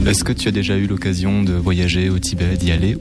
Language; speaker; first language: French; native; French